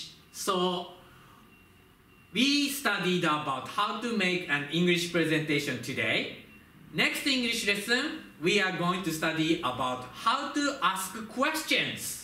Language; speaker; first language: English; non-native, fluent; Japanese